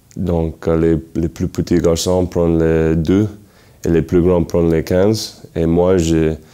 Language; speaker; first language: French; non-native, learner; English